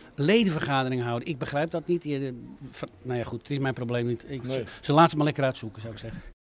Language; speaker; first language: Dutch; native; Dutch